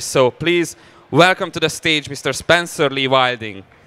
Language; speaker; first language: English; early bilingual, other home language; Hungarian